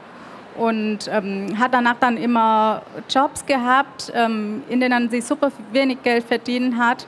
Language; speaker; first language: German; early bilingual, other home language; Vietnamese